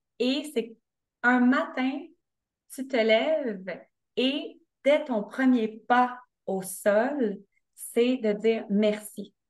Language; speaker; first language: French; native; French